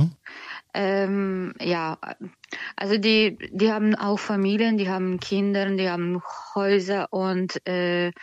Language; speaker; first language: German; non-native, learner; Ukrainian